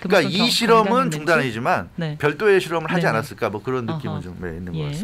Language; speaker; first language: Korean; native; Korean